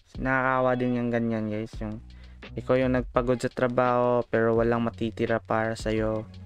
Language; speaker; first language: Filipino; non-native, local second language; Cebuano